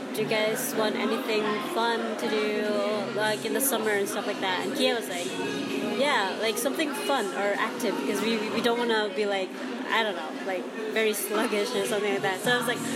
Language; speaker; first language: English; non-native, local second language; Cebuano